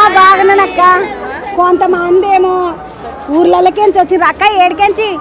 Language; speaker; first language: Telugu; native; Telugu